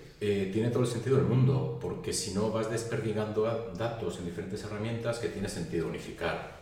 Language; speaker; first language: Spanish; native; Spanish